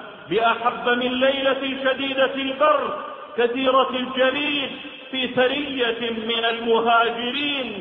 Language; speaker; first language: Arabic; native; Arabic